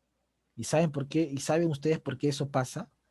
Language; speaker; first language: Spanish; native; Spanish